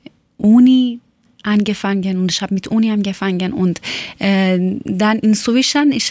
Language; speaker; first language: German; non-native, learner; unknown